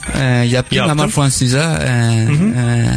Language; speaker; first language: Turkish; non-native, learner; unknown